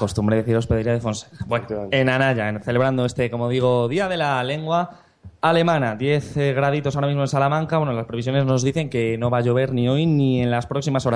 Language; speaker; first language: Spanish; native; Spanish